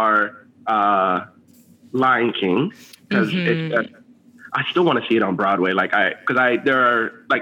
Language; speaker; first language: English; early bilingual, other home language; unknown